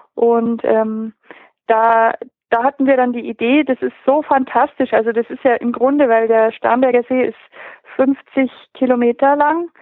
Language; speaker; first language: German; native; German